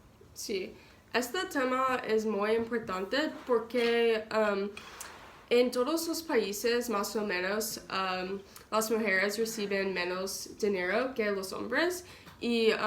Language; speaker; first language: Spanish; non-native, learner; English